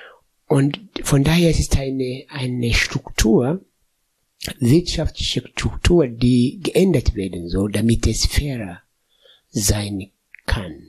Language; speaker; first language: German; non-native, fluent; Swahili